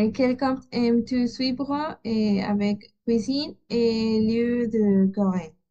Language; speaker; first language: French; non-native, learner; Spanish